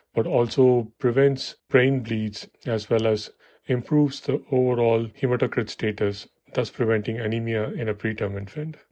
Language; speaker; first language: English; non-native, local second language; Tamil